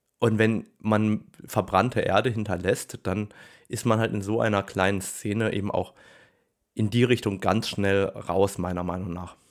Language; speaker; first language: German; native; German